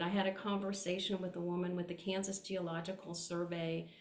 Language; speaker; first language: English; native; English